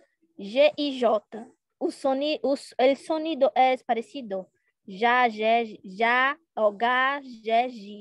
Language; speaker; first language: Spanish; non-native, learner; Portuguese